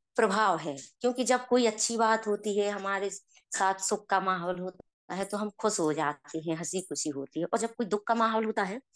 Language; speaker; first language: Hindi; native; Hindi